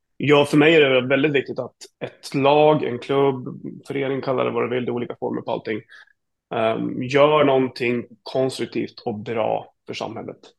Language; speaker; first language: Swedish; native; Swedish